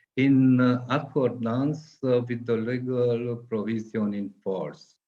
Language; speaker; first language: English; non-native, fluent; Hungarian